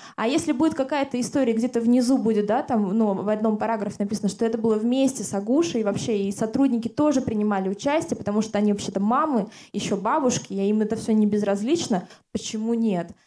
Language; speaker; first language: Russian; native; Russian